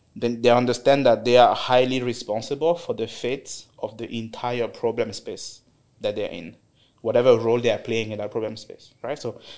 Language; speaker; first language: English; non-native, fluent; French